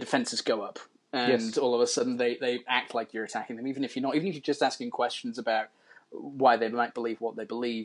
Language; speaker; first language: English; native; English